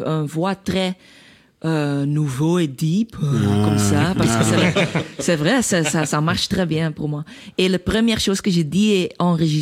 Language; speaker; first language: French; non-native, local second language; Dutch